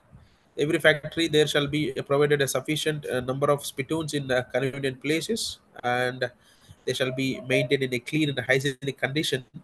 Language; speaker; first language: English; non-native, local second language; Telugu